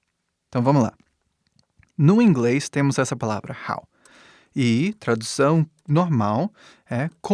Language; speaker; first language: Portuguese; non-native, fluent; English